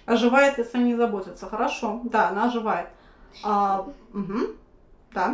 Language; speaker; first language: Russian; native; Russian